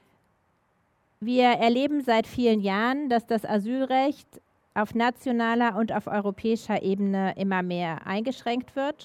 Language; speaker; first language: German; native; German